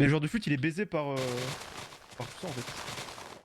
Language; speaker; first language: French; native; French